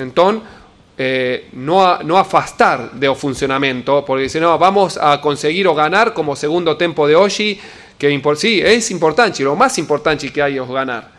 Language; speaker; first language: Portuguese; non-native, learner; Spanish